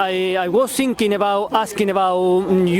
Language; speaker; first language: English; non-native, learner; Spanish